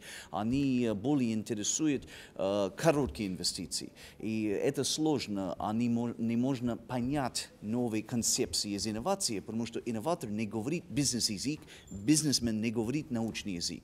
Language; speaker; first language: Russian; non-native, learner; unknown